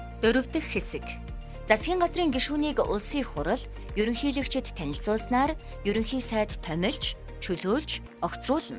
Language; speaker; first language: Mongolian; native; Mongolian